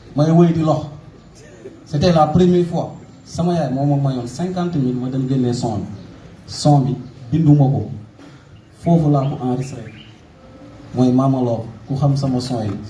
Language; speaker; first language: Wolof; non-native, local second language; Mandingo